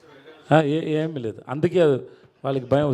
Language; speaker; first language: Telugu; non-native, learner; Tamil